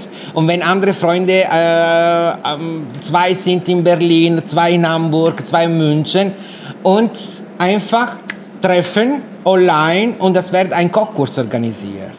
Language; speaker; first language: German; non-native, fluent; Italian